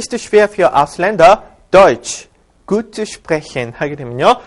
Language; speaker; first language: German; non-native, fluent; Korean